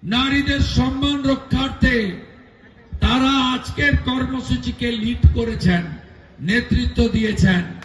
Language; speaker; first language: Bangla; native; Bangla